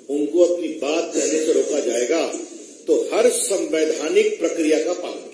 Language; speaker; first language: Hindi; native; Hindi